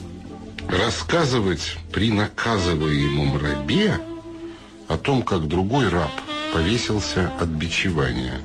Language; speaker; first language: Russian; native; Russian